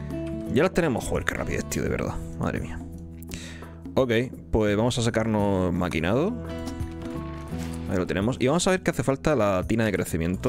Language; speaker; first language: Spanish; native; Spanish